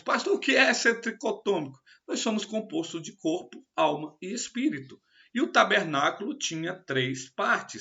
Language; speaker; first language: Portuguese; native; Portuguese